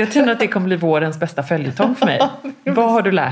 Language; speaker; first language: Swedish; native; Swedish